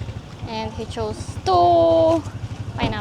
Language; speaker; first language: English; non-native, local second language; Filipino